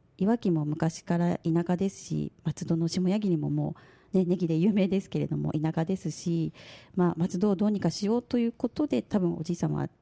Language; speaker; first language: Japanese; native; Japanese